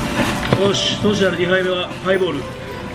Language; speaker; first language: Japanese; native; Japanese